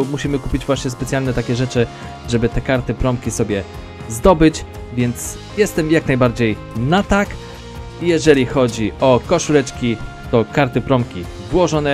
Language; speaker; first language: Polish; native; Polish